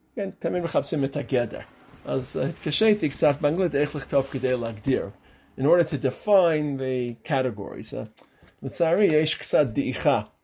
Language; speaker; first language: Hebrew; non-native, fluent; English